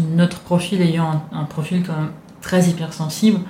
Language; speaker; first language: French; non-native, fluent; Italian